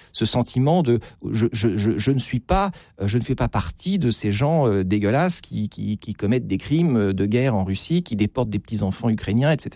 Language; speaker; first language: French; native; French